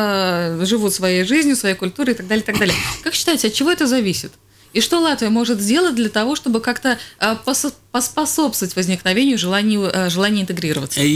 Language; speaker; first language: Russian; native; Russian